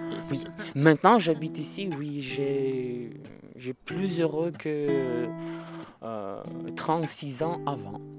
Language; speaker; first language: French; non-native, learner; Russian